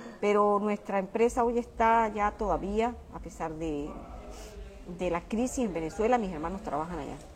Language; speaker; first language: Spanish; native; Spanish